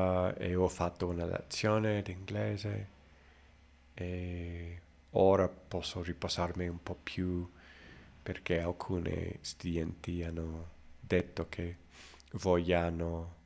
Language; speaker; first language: Italian; non-native, learner; English